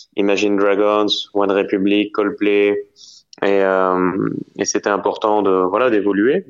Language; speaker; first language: French; native; French